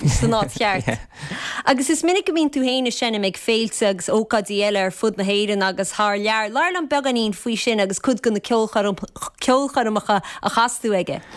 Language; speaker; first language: Irish; native; Irish